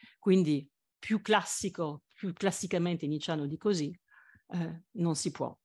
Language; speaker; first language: Italian; non-native, fluent; French